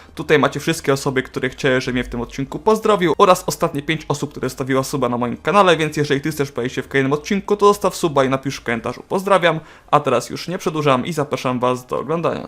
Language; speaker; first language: Polish; native; Polish